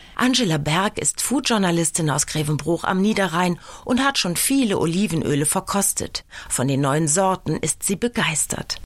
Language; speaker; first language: German; native; German